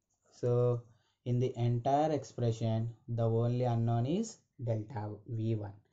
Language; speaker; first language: English; non-native, local second language; Telugu